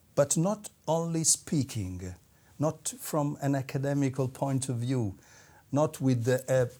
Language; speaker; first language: English; non-native, fluent; Italian